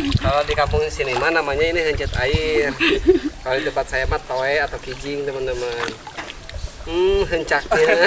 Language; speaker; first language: Indonesian; non-native, local second language; Sundanese